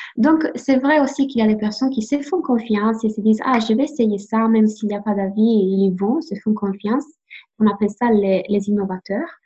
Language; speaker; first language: French; non-native, fluent; Italian